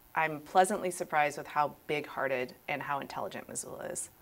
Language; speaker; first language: English; native; English